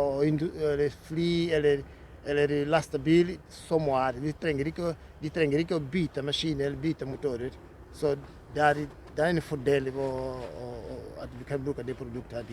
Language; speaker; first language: Norwegian; non-native, fluent; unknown